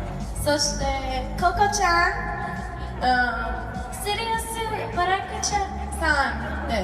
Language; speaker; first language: Japanese; non-native, learner; English